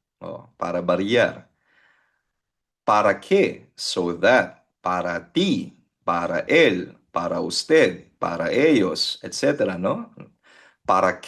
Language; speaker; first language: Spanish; non-native, fluent; Filipino